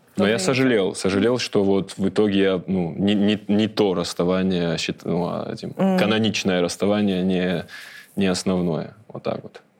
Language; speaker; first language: Russian; native; Russian